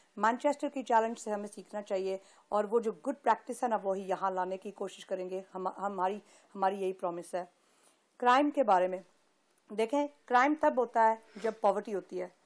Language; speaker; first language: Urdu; early bilingual, heritage; Urdu